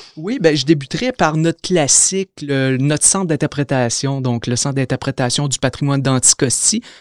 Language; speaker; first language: French; native; French